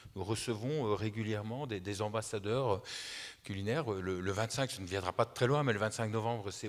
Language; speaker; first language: French; native; French